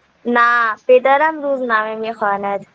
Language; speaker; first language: Persian; non-native, learner; Urdu